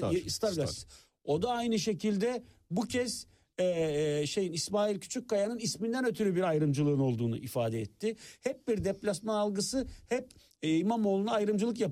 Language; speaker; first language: Turkish; native; Turkish